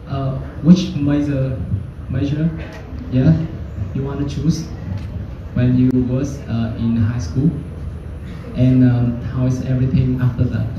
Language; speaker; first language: English; non-native, fluent; Vietnamese